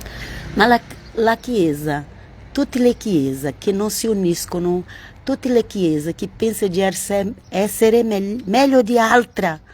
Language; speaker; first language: Italian; non-native, learner; Portuguese